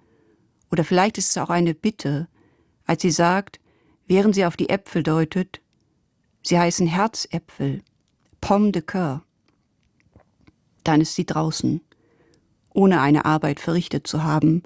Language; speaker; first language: German; native; German